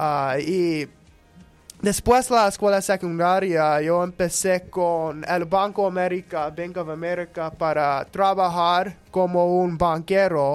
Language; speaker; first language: Spanish; non-native, learner; English